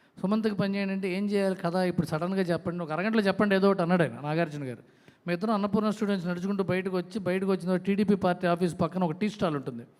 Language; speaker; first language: Telugu; native; Telugu